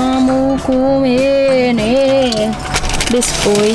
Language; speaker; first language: Portuguese; non-native, learner; English